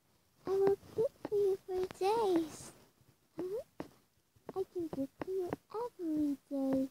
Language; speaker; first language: English; non-native, learner; Spanish